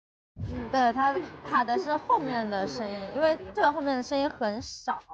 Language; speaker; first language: Chinese; native; Chinese